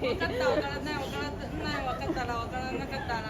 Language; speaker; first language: Japanese; non-native, fluent; Chinese